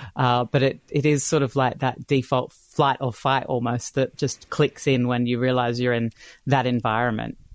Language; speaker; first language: English; native; English